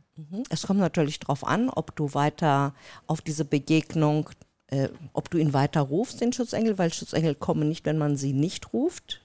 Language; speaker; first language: German; native; German